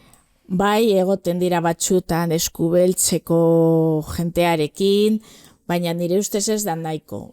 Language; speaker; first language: Basque; non-native, local second language; Spanish